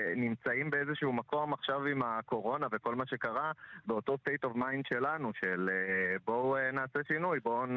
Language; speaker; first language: Hebrew; native; Hebrew